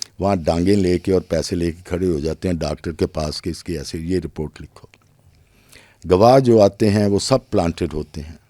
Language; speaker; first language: Urdu; non-native, local second language; Punjabi